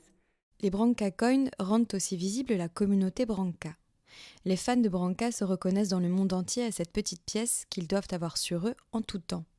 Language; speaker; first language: French; native; French